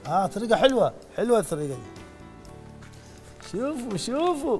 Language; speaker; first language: Arabic; native; Arabic